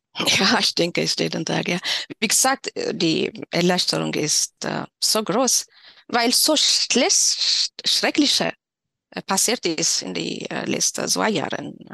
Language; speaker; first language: German; non-native, fluent; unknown